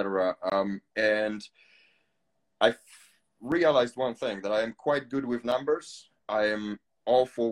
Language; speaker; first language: English; non-native, fluent; Polish